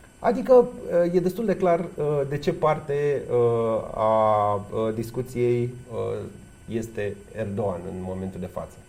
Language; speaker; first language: Romanian; native; Romanian